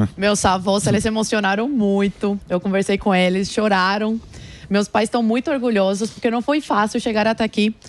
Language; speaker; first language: Portuguese; early bilingual, other home language; Spanish